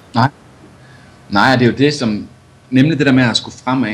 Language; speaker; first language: Danish; native; Danish